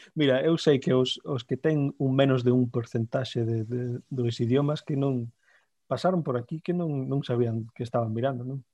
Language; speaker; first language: Galician; native; Galician